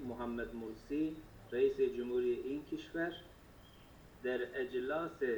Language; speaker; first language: Persian; non-native, learner; Turkish